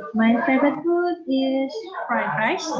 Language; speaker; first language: English; non-native, learner; Indonesian